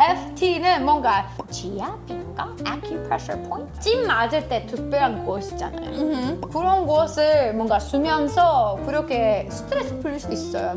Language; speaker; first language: Korean; non-native, fluent; English